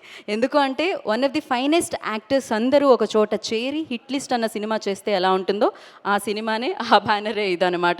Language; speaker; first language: Telugu; native; Telugu